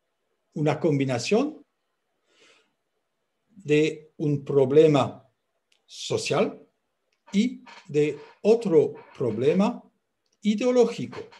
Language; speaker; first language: Spanish; non-native, fluent; French